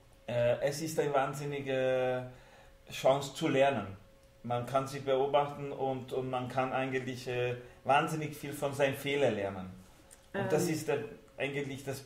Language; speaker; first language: German; non-native, fluent; Hungarian